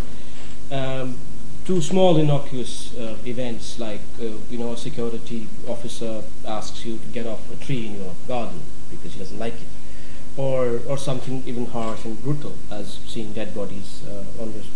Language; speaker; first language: English; non-native, local second language; Kashmiri